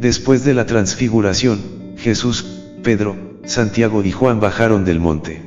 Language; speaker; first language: Spanish; native; Spanish